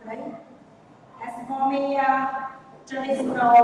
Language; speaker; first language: English; non-native, learner; Vietnamese